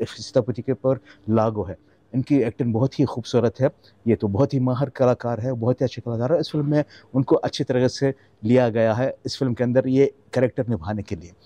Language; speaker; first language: Hindi; non-native, fluent; Arabic